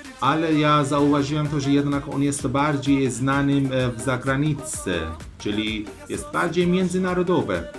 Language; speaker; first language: Polish; non-native, learner; Persian